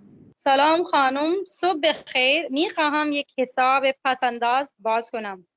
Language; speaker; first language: Persian; non-native, learner; Urdu